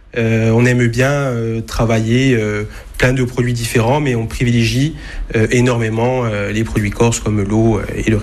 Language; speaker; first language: French; native; French